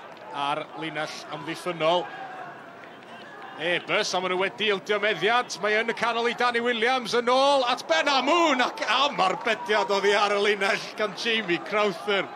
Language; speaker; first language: Welsh; native; Welsh